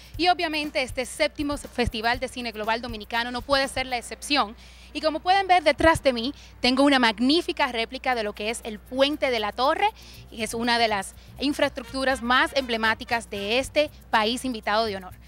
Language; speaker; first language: Spanish; native; Spanish